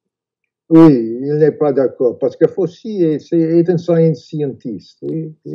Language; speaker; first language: French; non-native, fluent; English